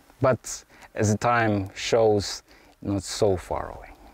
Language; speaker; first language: English; non-native, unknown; Ukrainian